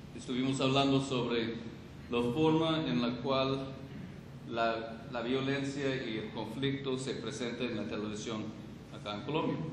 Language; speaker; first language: Spanish; non-native, fluent; English